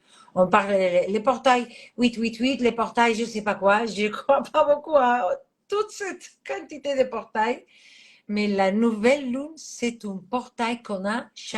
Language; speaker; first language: French; non-native, fluent; Catalan